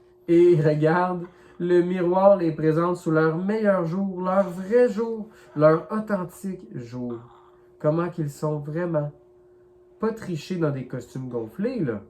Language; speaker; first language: French; native; French